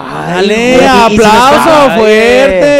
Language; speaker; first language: Spanish; native; Spanish